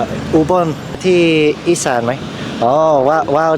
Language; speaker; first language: Thai; non-native, learner; English